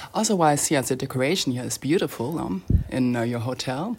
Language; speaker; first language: English; non-native, learner; French